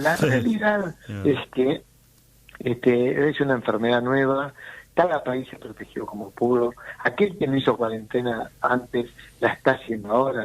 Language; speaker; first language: Spanish; native; Spanish